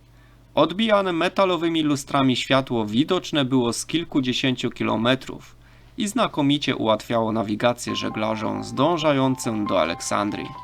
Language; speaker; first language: Polish; native; Polish